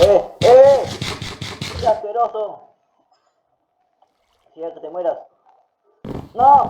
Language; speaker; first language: Spanish; native; Spanish